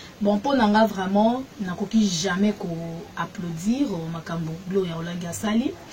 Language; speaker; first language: Lingala; native; Lingala